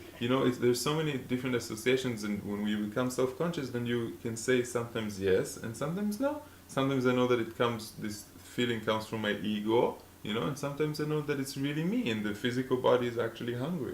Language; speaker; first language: English; non-native, fluent; Hebrew